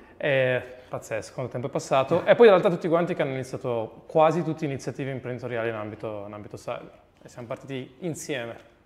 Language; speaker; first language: Italian; early bilingual, other home language; Arabic